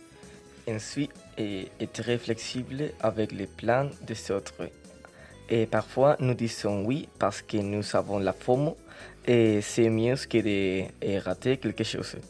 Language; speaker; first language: French; non-native, learner; Spanish